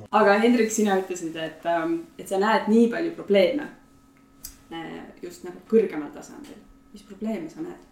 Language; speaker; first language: Estonian; native; Estonian